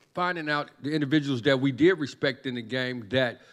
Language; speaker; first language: English; native; English